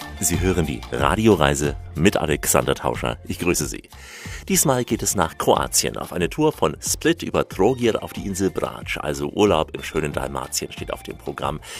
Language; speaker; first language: German; native; German